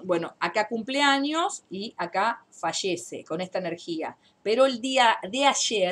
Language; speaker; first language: Spanish; native; Spanish